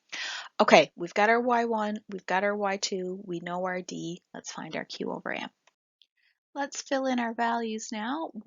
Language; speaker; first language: English; native; English